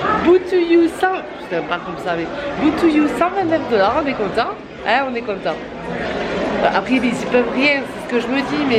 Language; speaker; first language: French; native; French